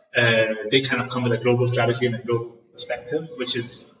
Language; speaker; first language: English; non-native, fluent; Danish